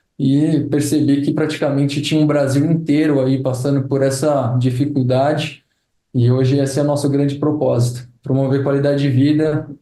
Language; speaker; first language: Portuguese; native; Portuguese